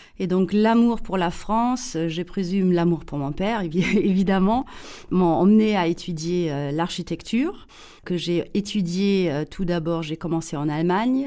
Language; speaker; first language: French; non-native, fluent; German